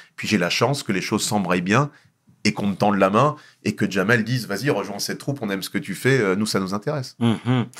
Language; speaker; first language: French; native; French